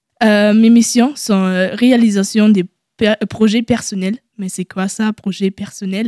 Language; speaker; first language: French; non-native, learner; German